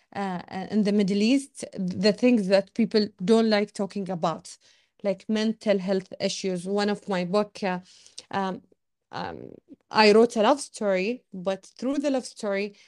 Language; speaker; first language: English; non-native, fluent; Arabic